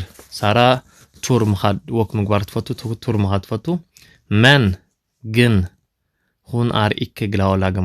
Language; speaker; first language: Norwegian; non-native, learner; Tigrinya